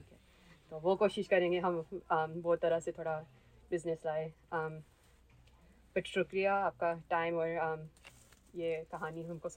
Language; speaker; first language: Hindi; early bilingual, heritage; Hindi